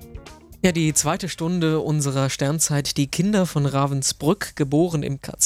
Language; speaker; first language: German; native; German